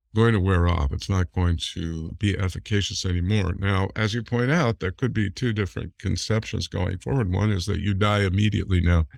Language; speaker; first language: English; native; English